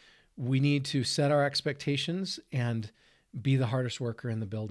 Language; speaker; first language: English; native; English